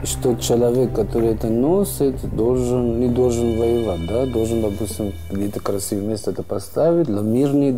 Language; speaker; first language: Russian; non-native, learner; Persian